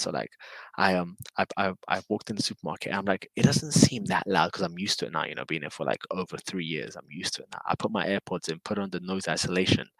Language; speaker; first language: English; native; English